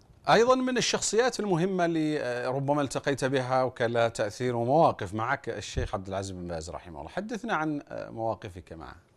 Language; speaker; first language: Arabic; native; Arabic